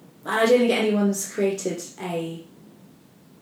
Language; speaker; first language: English; native; English